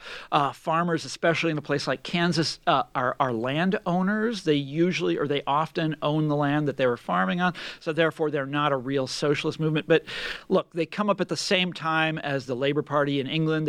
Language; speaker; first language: English; native; English